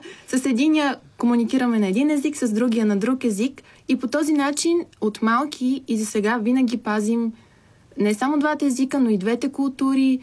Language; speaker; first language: Bulgarian; early bilingual, heritage; Albanian